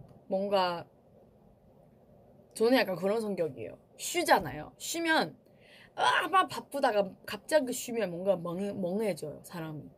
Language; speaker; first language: Korean; non-native, fluent; Chinese